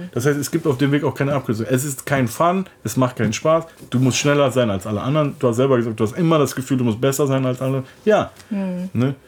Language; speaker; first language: German; early bilingual, other home language; Turkish